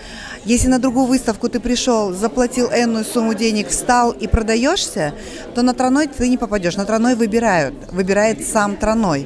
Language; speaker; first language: Russian; native; Russian